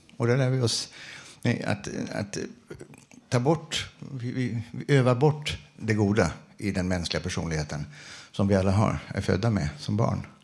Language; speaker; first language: Swedish; non-native, fluent; English